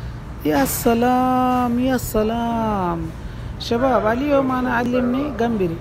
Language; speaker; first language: Arabic; non-native, learner; Bangla